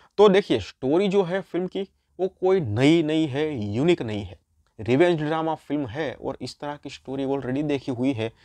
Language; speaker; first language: Hindi; non-native, local second language; Gujarati